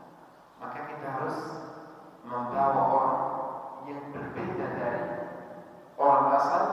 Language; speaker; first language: Indonesian; non-native, fluent; Arabic